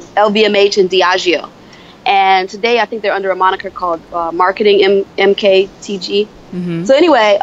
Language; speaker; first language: English; native; English